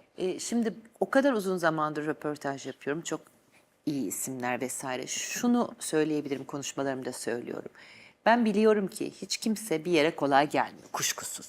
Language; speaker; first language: Turkish; native; Turkish